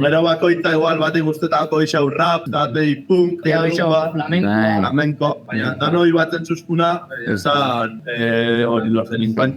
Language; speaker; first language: Basque; native; Basque